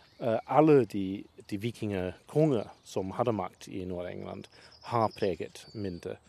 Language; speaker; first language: Norwegian; non-native, learner; English